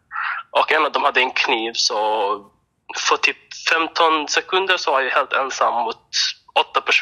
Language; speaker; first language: Swedish; non-native, fluent; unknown